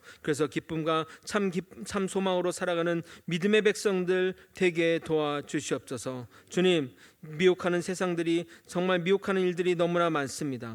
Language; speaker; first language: Korean; native; Korean